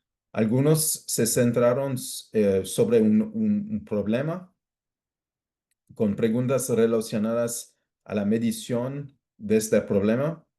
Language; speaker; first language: Spanish; non-native, fluent; English